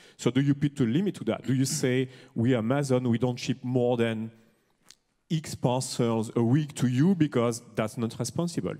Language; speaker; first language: English; non-native, fluent; French